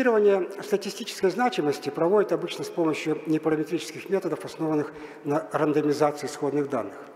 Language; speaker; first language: Russian; native; Russian